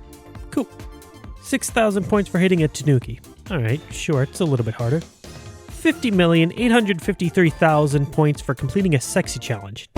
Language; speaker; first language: English; native; English